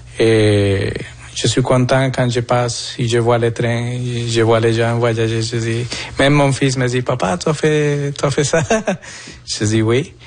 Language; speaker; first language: French; non-native, fluent; Spanish